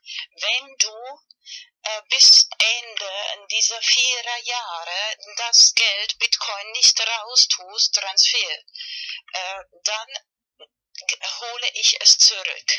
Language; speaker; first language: German; non-native, fluent; Spanish